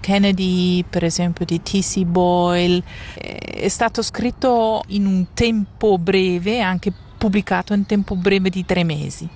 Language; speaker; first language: Italian; non-native, local second language; German